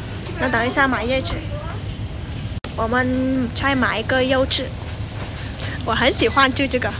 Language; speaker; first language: Chinese; non-native, fluent; Vietnamese